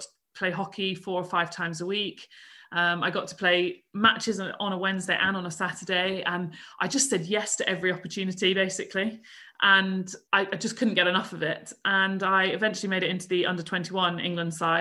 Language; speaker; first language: English; native; English